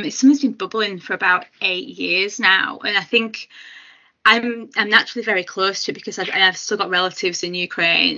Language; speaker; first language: English; native; English